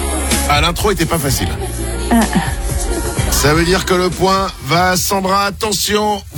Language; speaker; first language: French; native; French